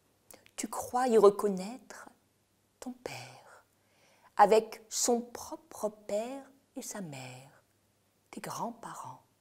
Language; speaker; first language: French; native; French